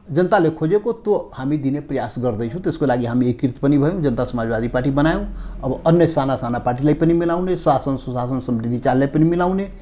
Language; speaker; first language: Nepali; non-native, local second language; Maithili